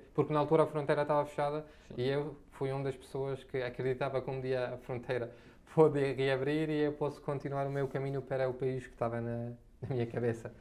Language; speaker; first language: Portuguese; non-native, fluent; Arabic